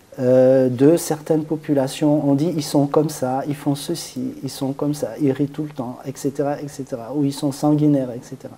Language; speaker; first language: French; native; French